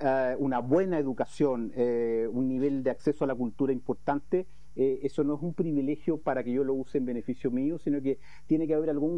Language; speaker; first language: Spanish; native; Spanish